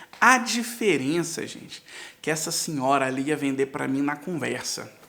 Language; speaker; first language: Portuguese; native; Portuguese